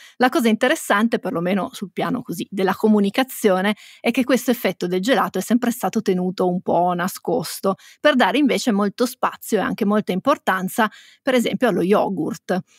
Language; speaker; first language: Italian; native; Italian